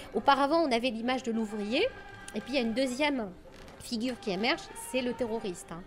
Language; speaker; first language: French; native; French